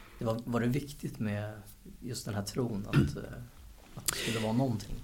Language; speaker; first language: Swedish; native; Swedish